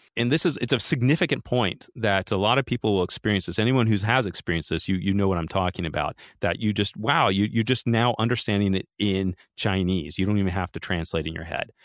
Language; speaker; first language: English; native; English